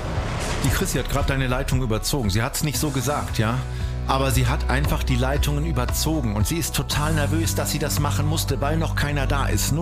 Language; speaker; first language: German; native; German